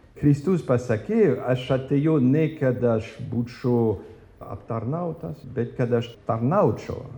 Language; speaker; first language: Lithuanian; non-native, fluent; French